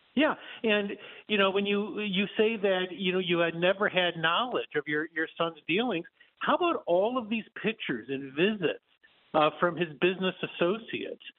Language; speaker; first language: English; native; English